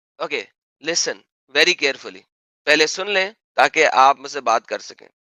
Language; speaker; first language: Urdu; native; Urdu